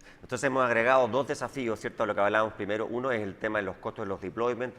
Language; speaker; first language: Spanish; native; Spanish